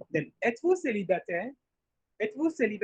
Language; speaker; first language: French; non-native, fluent; Hindi